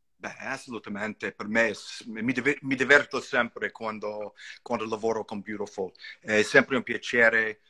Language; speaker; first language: Italian; non-native, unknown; English